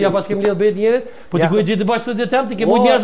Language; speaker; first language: Albanian; native; Albanian